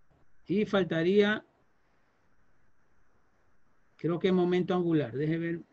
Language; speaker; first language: Spanish; native; Spanish